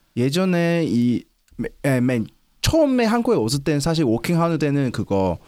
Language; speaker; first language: Korean; non-native, learner; Chinese